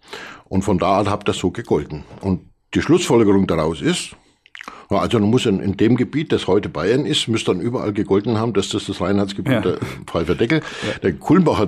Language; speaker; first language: German; native; German